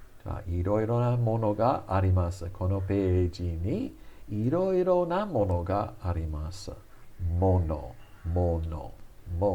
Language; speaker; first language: Japanese; non-native, fluent; English